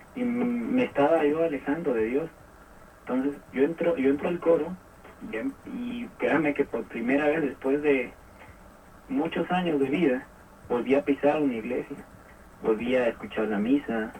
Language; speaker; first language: Spanish; native; Spanish